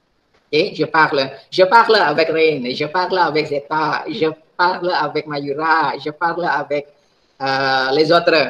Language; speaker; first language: French; non-native, fluent; Indonesian